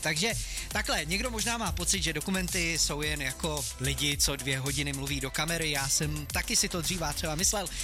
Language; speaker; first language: Czech; native; Czech